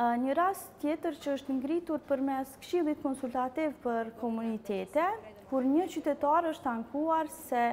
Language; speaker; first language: Albanian; native; Albanian